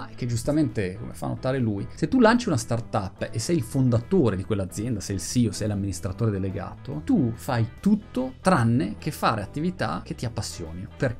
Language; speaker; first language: Italian; native; Italian